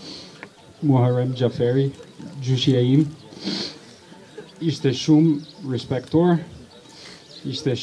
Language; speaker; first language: Albanian; early bilingual, heritage; Albanian